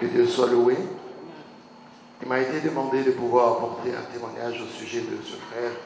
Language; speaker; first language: French; non-native, local second language; Lingala